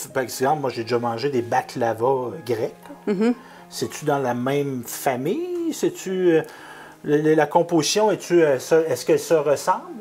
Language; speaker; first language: French; native; French